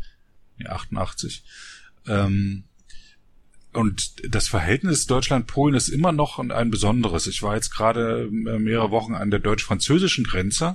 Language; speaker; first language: German; native; German